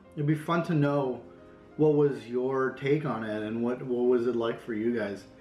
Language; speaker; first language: English; native; English